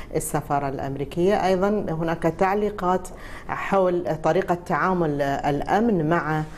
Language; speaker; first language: Arabic; native; Arabic